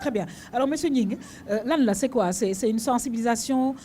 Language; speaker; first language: French; non-native, local second language; Wolof